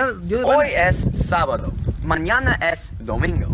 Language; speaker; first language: Spanish; non-native, learner; English